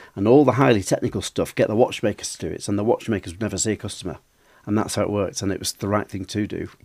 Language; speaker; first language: English; native; English